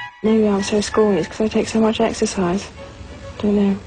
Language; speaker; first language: English; native; English